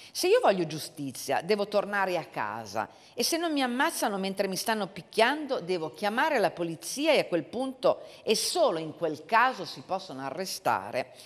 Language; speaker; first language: Italian; native; Italian